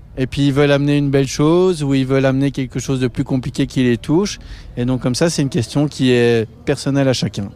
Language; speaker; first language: French; native; French